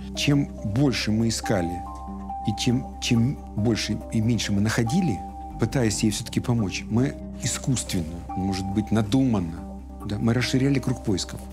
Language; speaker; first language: Russian; native; Russian